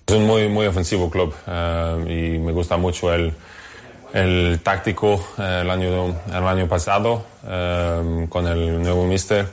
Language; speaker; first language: Spanish; non-native, learner; Norwegian